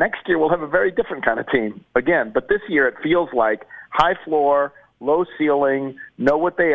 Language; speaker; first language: English; native; English